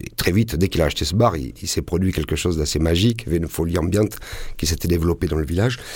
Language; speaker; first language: French; native; French